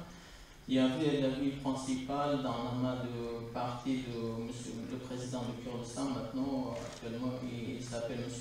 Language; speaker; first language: French; non-native, fluent; Kurdish